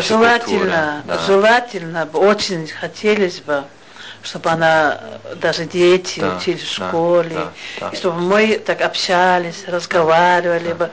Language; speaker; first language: Russian; non-native, local second language; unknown